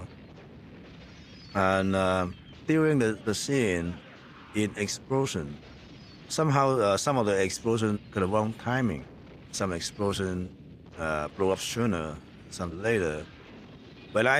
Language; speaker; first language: English; non-native, local second language; Cantonese